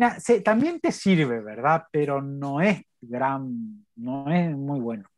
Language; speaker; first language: Spanish; native; Spanish